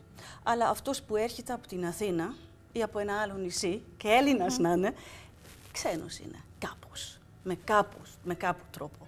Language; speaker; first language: Greek; non-native, fluent; Dutch